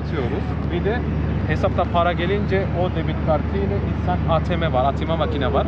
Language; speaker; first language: Turkish; non-native, fluent; Bangla